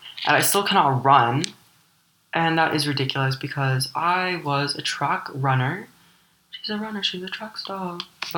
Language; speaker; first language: English; early bilingual, other home language; Ukrainian